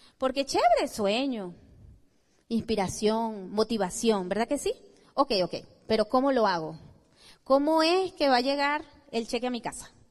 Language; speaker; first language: Spanish; native; Spanish